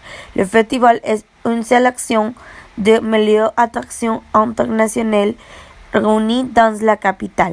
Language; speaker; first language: French; non-native, learner; Spanish